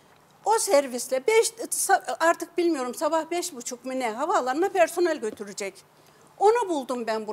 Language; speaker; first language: Turkish; native; Turkish